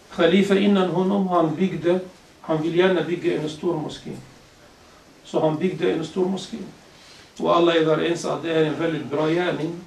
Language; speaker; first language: Swedish; non-native, fluent; Arabic